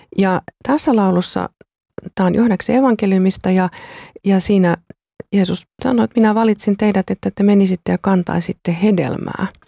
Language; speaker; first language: Finnish; native; Finnish